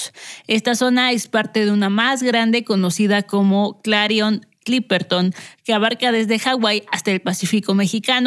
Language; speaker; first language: Spanish; native; Spanish